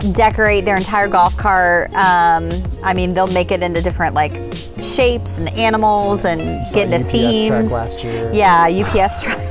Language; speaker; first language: English; native; English